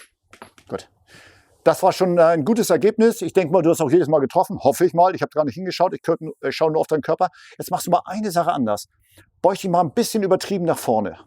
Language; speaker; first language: German; native; German